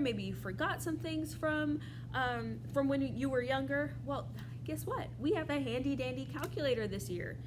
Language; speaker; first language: English; native; English